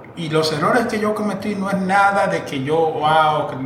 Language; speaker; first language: English; non-native, fluent; Spanish